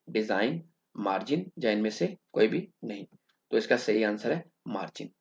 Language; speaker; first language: Hindi; non-native, local second language; Punjabi